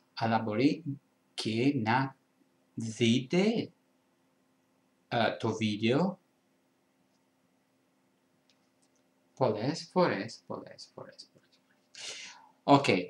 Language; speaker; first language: Greek; non-native, fluent; Italian